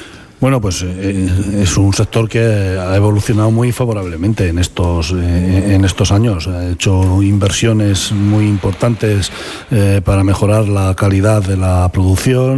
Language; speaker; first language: Spanish; native; Spanish